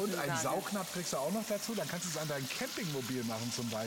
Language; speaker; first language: German; native; German